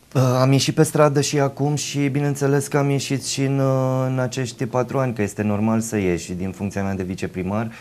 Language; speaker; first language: Romanian; native; Romanian